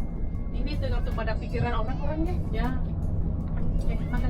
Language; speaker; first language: Indonesian; non-native, fluent; Vietnamese